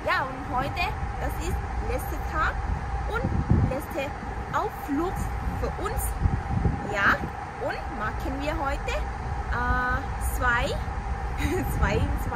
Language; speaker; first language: German; non-native, learner; Thai